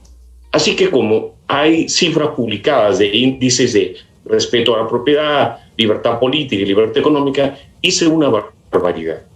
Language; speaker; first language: Spanish; native; Spanish